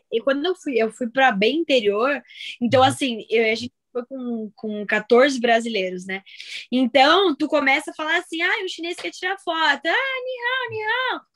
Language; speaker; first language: Portuguese; native; Portuguese